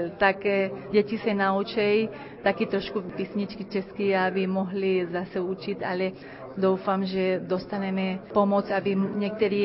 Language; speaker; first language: Czech; early bilingual, heritage; Czech